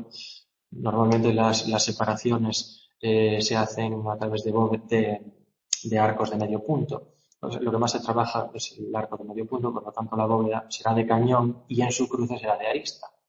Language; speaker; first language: Spanish; native; Spanish